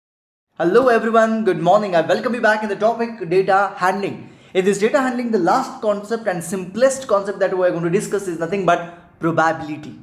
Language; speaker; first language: English; non-native, local second language; Hindi